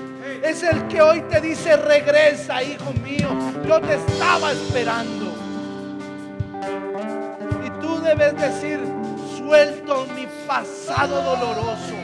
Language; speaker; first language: Spanish; native; Spanish